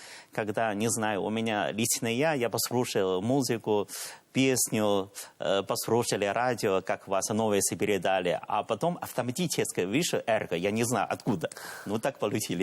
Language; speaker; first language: Russian; non-native, learner; Chinese